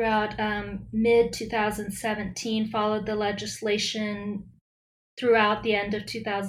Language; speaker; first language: English; native; English